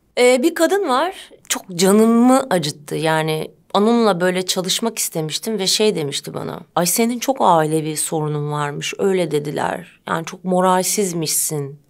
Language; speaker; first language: Turkish; native; Turkish